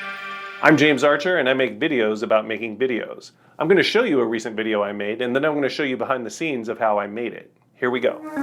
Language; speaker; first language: English; native; English